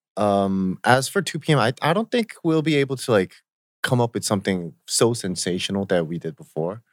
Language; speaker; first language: English; early bilingual, other home language; Korean